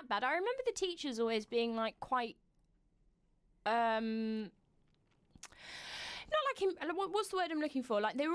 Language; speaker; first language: English; native; English